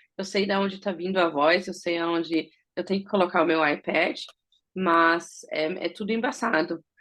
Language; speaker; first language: Portuguese; early bilingual, heritage; Portuguese